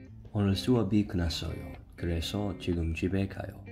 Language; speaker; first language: Korean; non-native, learner; English